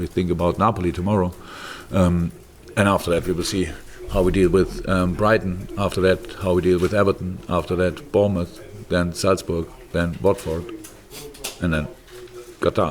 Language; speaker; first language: English; non-native, fluent; German